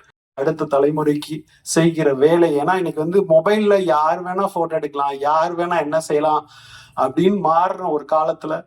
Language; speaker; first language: Tamil; native; Tamil